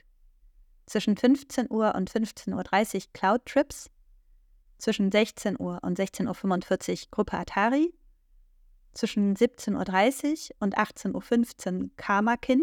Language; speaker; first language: German; native; German